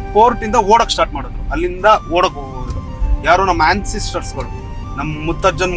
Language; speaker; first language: Kannada; non-native, local second language; Konkani